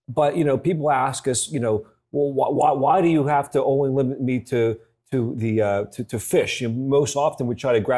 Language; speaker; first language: English; native; English